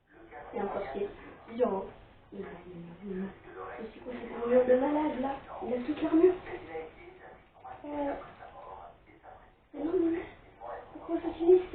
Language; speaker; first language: French; native; French